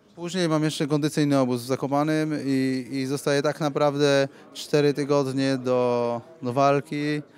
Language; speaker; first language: Polish; native; Polish